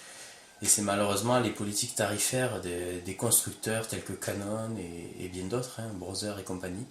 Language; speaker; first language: French; native; French